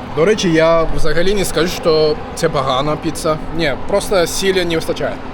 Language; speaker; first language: Ukrainian; non-native, learner; Turkish